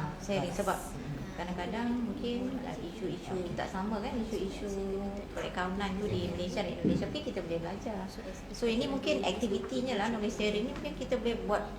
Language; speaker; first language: Malay; native; Malay